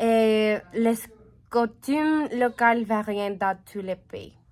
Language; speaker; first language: French; non-native, learner; Spanish